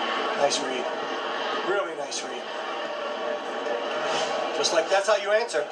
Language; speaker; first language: English; native; English